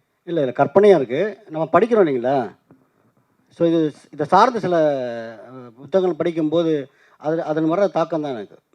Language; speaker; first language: Tamil; native; Tamil